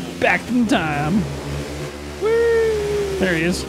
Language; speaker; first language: English; native; English